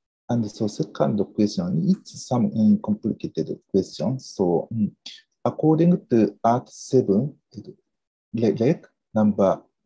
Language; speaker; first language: English; non-native, fluent; Japanese